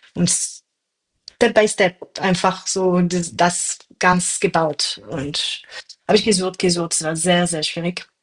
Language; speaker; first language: German; non-native, fluent; French